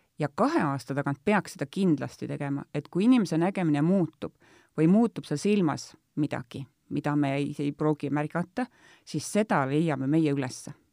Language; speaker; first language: Estonian; native; Estonian